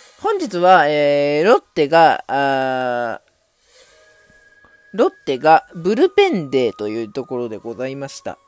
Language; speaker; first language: Japanese; native; Japanese